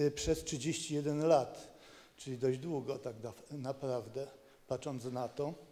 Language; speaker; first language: Polish; native; Polish